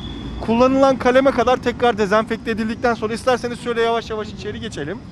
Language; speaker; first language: Turkish; native; Turkish